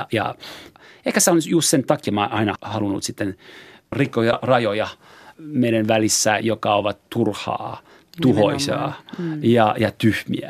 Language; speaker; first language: Finnish; non-native, fluent; French